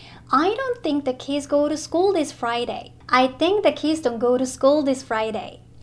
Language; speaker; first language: English; non-native, fluent; Korean